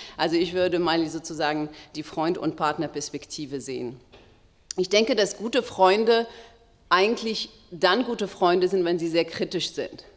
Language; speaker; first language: German; non-native, fluent; Arabic